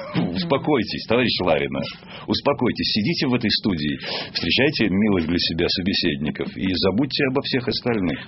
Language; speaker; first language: Russian; native; Russian